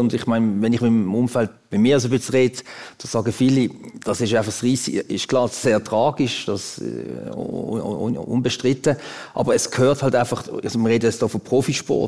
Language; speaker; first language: German; native; German